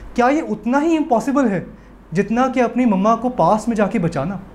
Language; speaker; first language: Hindi; native; Hindi